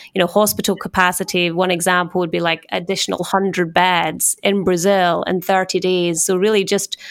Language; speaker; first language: English; native; English